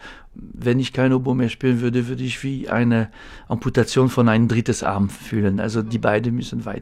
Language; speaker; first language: German; non-native, fluent; French